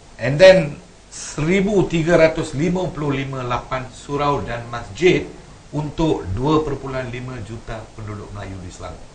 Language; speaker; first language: Malay; non-native, local second language; Tamil